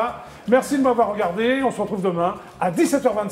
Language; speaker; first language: French; native; French